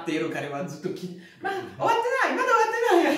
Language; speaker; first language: Japanese; non-native, learner; Italian